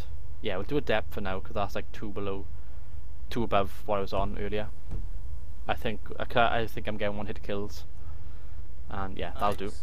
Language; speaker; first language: English; native; English